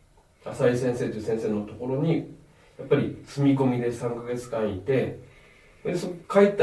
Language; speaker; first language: Japanese; native; Japanese